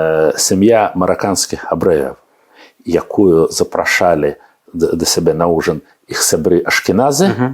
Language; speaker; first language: Belarusian; non-native, learner; Russian